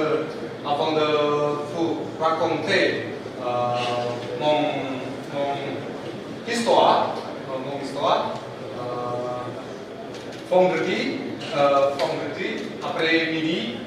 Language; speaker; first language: French; non-native, learner; Indonesian